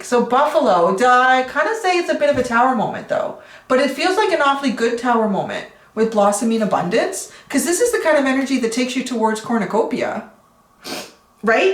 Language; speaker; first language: English; native; English